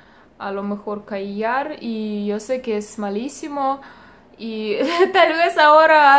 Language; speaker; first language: Spanish; non-native, learner; Russian